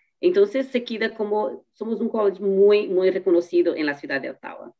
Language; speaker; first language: Spanish; non-native, fluent; Portuguese